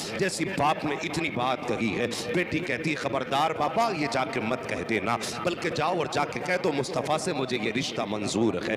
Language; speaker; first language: Urdu; native; Urdu